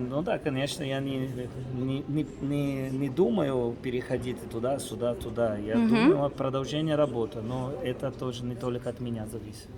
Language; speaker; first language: Russian; non-native, fluent; Portuguese